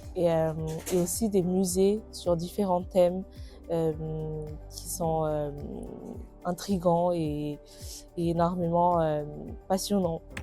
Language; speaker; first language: French; non-native, local second language; Malagasy